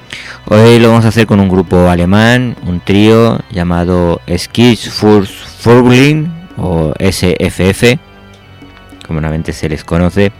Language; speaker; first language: Spanish; native; Spanish